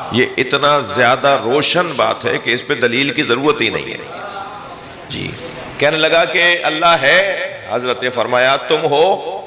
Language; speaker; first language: Urdu; native; Urdu